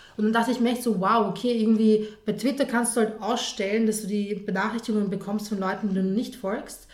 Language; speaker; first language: German; early bilingual, other home language; Serbian